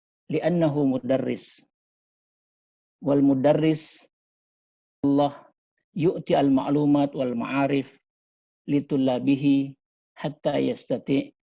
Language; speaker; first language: Arabic; non-native, fluent; Indonesian